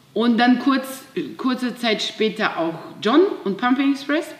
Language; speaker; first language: German; non-native, fluent; Russian